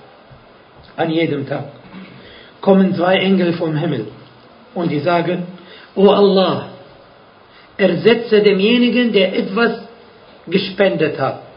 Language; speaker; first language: German; non-native, fluent; Arabic